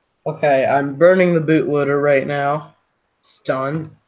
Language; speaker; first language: English; native; English